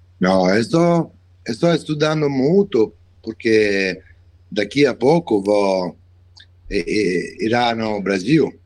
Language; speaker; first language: Portuguese; non-native, learner; Italian